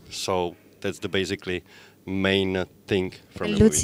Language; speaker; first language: English; non-native, fluent; Czech